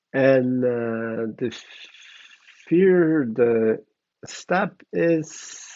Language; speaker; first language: Dutch; non-native, learner; English